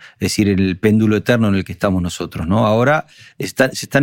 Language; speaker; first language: Spanish; native; Spanish